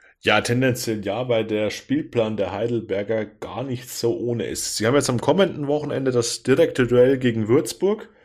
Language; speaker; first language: German; native; German